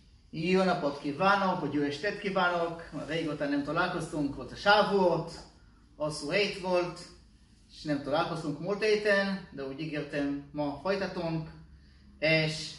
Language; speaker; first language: Hungarian; non-native, learner; Hebrew